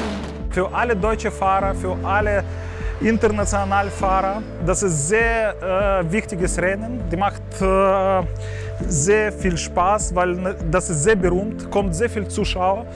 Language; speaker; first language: German; non-native, learner; Russian